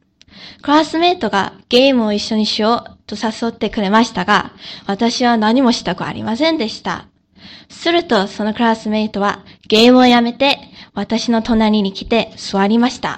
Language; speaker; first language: Japanese; non-native, learner; Korean